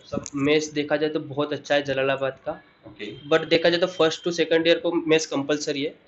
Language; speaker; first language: Hindi; non-native, local second language; Marathi